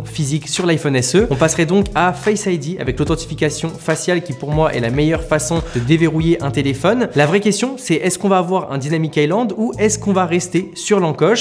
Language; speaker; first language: French; native; French